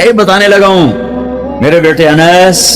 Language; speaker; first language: Hindi; non-native, local second language; Punjabi